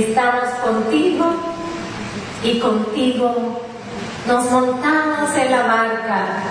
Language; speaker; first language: Spanish; native; Spanish